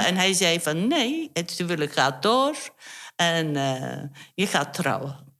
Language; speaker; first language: Dutch; non-native, fluent; Turkish